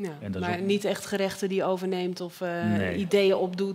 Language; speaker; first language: Dutch; native; Dutch